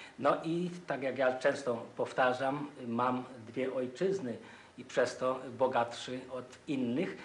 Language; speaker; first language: Polish; non-native, fluent; Greek